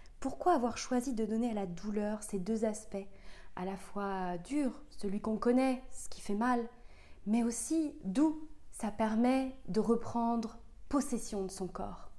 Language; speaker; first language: French; non-native, learner; Arabic